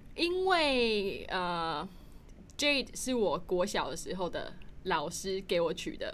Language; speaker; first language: Chinese; native; Chinese